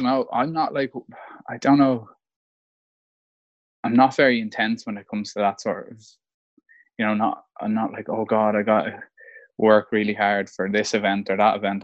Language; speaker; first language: English; native; English